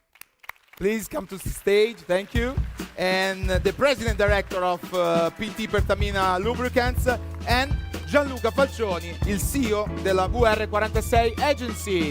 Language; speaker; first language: English; non-native, fluent; Italian